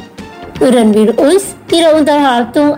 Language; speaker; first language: German; non-native, learner; Indonesian